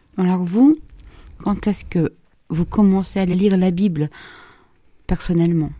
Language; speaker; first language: French; native; French